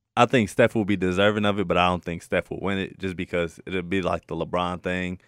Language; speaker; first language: English; native; English